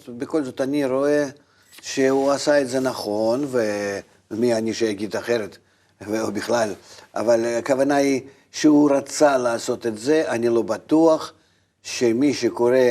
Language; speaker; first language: Hebrew; non-native, fluent; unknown